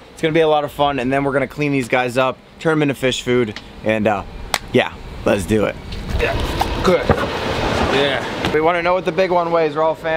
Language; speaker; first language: English; native; English